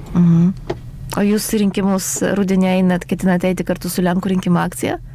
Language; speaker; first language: Lithuanian; non-native, local second language; Polish